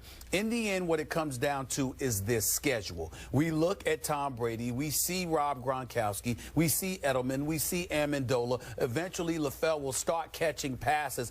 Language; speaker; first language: English; native; English